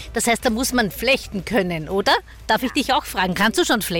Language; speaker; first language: German; native; German